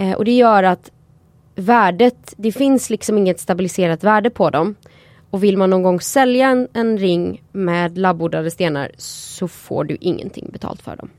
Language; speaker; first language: Swedish; native; Swedish